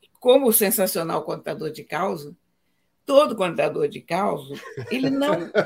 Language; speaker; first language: Portuguese; native; Portuguese